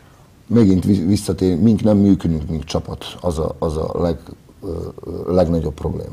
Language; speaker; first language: Hungarian; non-native, fluent; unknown